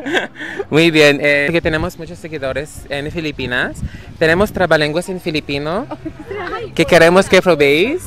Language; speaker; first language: Spanish; non-native, fluent; Filipino